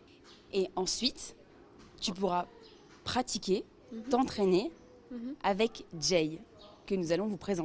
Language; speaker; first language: French; native; French